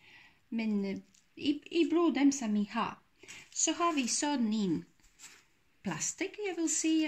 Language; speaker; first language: Danish; non-native, fluent; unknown